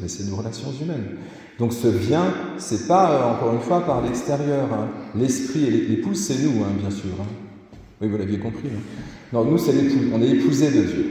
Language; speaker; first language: French; native; French